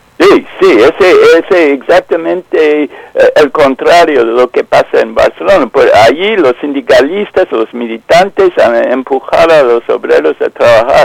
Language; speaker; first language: Spanish; non-native, fluent; English